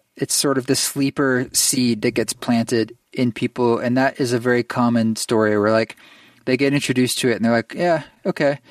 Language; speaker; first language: English; native; English